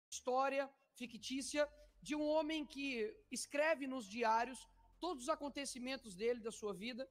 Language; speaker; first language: Portuguese; native; Portuguese